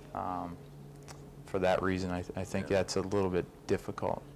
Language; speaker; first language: English; native; English